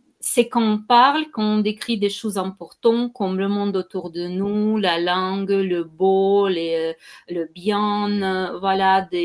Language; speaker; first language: French; non-native, fluent; Ukrainian